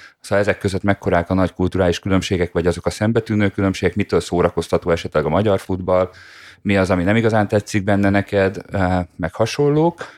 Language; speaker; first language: Hungarian; native; Hungarian